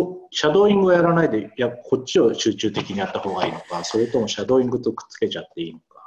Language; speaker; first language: Japanese; native; Japanese